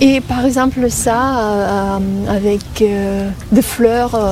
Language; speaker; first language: French; non-native, fluent; Russian